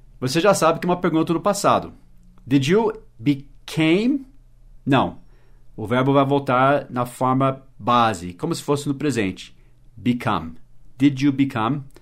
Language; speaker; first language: Portuguese; early bilingual, other home language; English